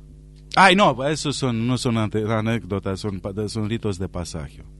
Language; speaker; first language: Spanish; non-native, fluent; Romanian